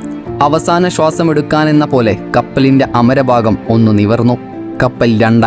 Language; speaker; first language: Malayalam; native; Malayalam